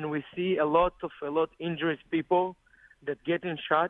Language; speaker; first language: English; non-native, learner; Hebrew